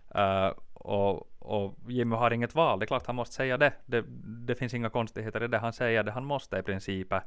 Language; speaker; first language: Swedish; native; Swedish